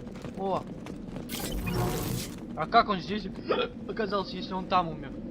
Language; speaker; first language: Russian; native; Russian